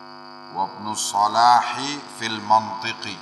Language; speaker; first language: Arabic; non-native, fluent; Indonesian